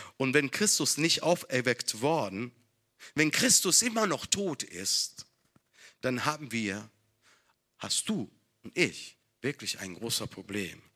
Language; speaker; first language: German; non-native, fluent; Italian